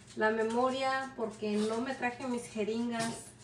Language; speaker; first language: Spanish; early bilingual, heritage; Spanish